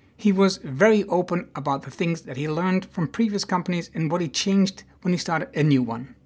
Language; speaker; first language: English; non-native, fluent; Dutch